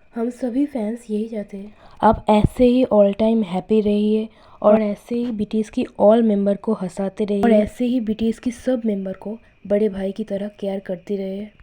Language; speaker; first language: Hindi; non-native, local second language; Bangla